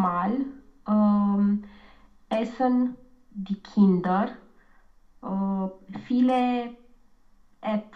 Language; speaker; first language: German; non-native, learner; Romanian